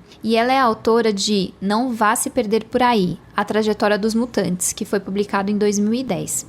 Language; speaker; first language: Portuguese; native; Portuguese